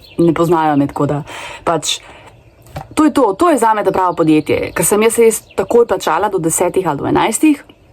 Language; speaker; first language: Slovenian; native; Slovenian